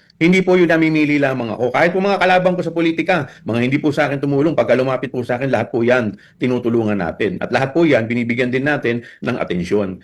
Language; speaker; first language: Filipino; native; Filipino